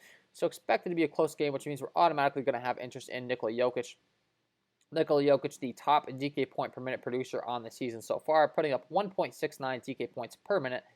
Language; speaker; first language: English; native; English